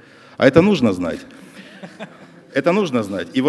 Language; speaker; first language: Russian; native; Russian